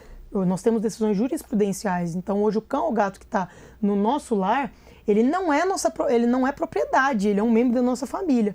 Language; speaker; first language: Portuguese; native; Portuguese